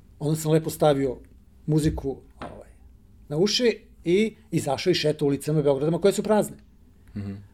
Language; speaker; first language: Serbian; native; Serbian